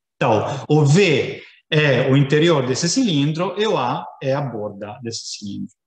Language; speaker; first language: Portuguese; non-native, fluent; Italian